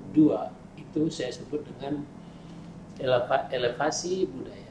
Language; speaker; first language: Indonesian; native; Indonesian